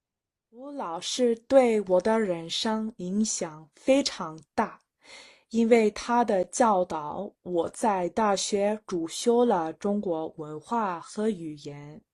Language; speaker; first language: Chinese; non-native, fluent; English